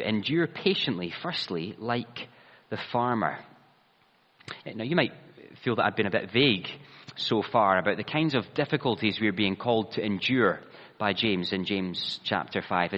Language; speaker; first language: English; native; English